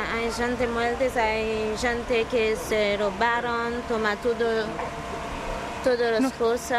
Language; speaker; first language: Spanish; non-native, learner; Haitian Creole